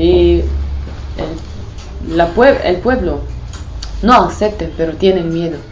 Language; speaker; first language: Spanish; non-native, learner; Kurdish